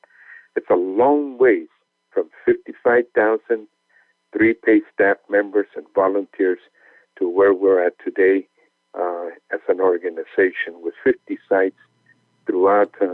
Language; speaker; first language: English; early bilingual, other home language; Spanish